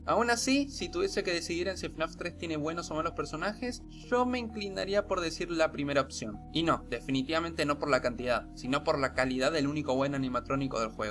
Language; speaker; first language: Spanish; native; Spanish